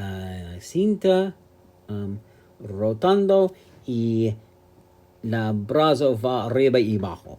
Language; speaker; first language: Spanish; non-native, learner; English